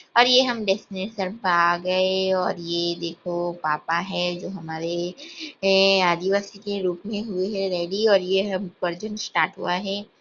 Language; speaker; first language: Hindi; non-native, local second language; Gujarati